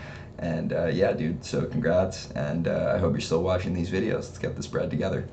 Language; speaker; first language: English; native; English